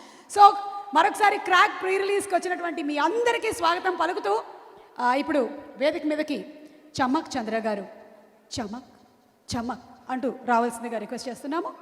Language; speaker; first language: Telugu; native; Telugu